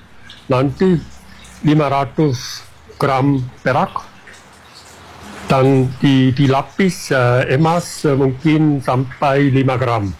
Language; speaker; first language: Indonesian; non-native, fluent; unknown